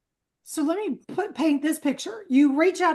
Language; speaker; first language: English; native; English